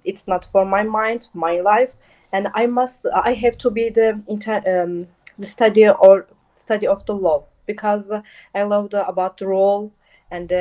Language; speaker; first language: English; non-native, local second language; Turkish